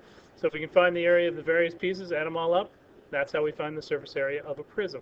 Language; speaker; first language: English; native; English